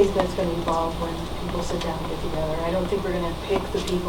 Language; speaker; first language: English; native; English